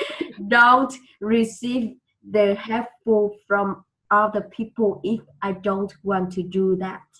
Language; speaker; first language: English; non-native, learner; Vietnamese